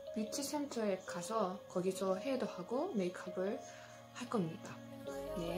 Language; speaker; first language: Korean; non-native, fluent; Azerbaijani